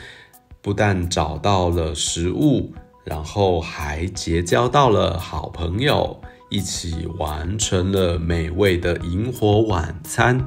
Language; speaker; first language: Chinese; native; Chinese